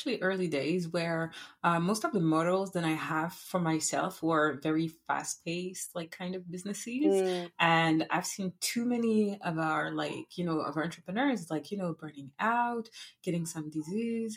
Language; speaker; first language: English; non-native, fluent; French